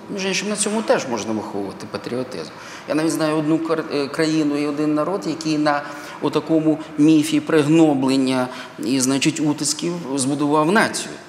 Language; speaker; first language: Ukrainian; native; Ukrainian